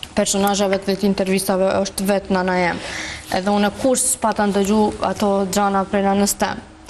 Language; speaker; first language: Albanian; non-native, local second language; Romany